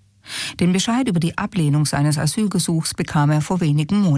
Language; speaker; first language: German; native; German